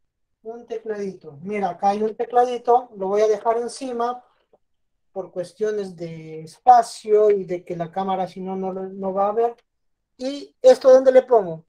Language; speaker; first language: Spanish; native; Spanish